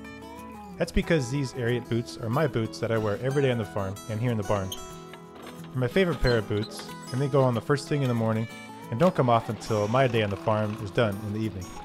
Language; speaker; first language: English; native; English